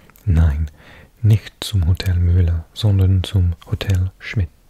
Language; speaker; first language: German; non-native, learner; Welsh